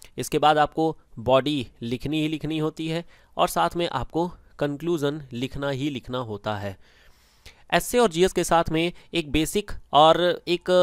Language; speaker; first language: Hindi; native; Hindi